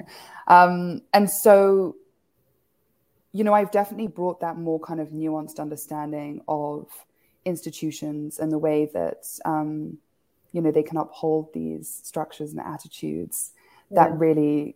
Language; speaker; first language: English; native; English